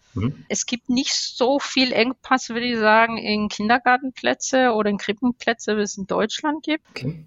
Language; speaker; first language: German; non-native, fluent; Spanish